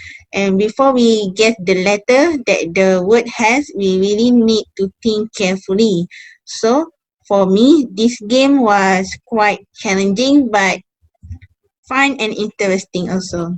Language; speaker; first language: English; non-native, fluent; Malay